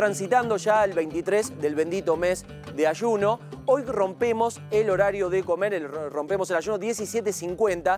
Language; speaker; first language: Spanish; native; Spanish